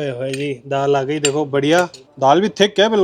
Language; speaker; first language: Hindi; native; Hindi